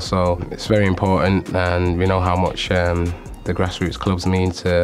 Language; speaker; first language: English; native; English